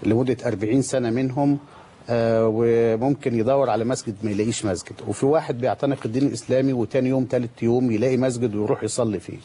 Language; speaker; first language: Arabic; native; Arabic